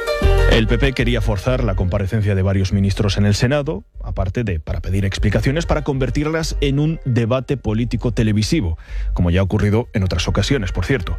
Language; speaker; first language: Spanish; native; Spanish